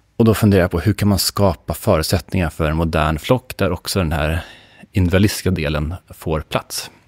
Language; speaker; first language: Swedish; native; Swedish